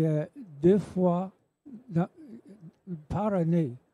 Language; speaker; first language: French; non-native, local second language; English